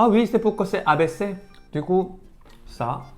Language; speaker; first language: French; non-native, learner; Korean